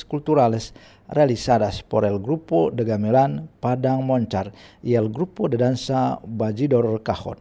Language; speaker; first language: Spanish; non-native, fluent; Indonesian